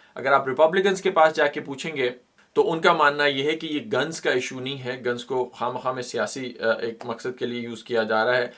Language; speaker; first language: Urdu; native; Urdu